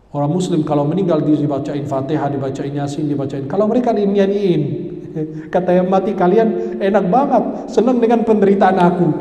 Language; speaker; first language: Indonesian; non-native, fluent; Arabic